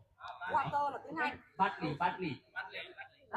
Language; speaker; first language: Vietnamese; non-native, learner; Kannada